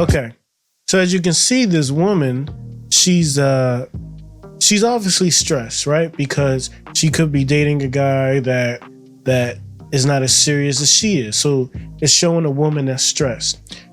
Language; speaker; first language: English; native; English